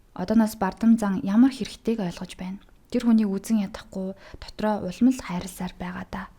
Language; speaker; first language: Mongolian; native; Mongolian